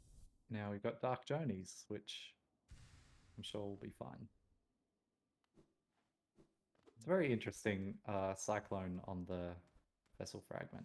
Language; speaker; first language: English; native; English